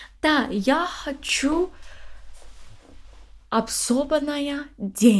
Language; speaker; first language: Russian; non-native, learner; English